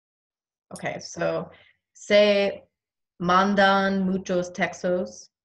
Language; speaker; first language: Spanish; non-native, learner; English